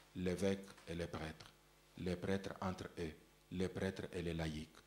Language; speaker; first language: French; non-native, local second language; Luba-Lulua